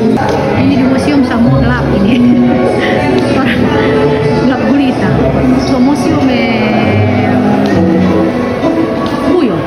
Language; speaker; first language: Indonesian; non-native, local second language; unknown